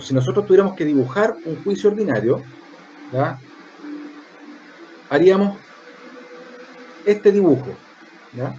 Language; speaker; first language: Spanish; native; Spanish